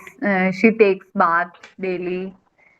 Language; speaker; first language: English; non-native, learner; Hindi